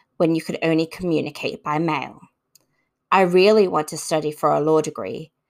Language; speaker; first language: English; native; English